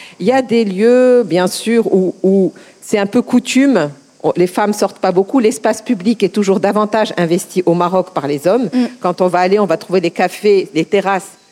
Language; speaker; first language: French; non-native, local second language; Arabic